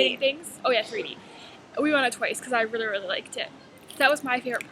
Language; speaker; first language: English; native; English